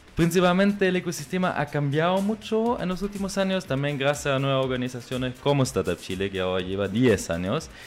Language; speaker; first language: Spanish; non-native, fluent; German